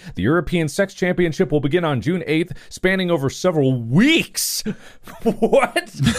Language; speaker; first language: English; native; English